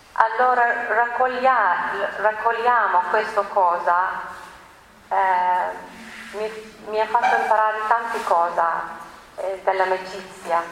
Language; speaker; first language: Italian; non-native, learner; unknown